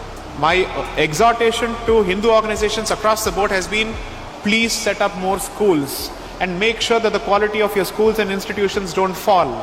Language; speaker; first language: English; non-native, local second language; Tamil